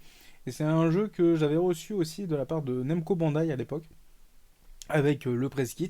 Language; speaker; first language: French; native; French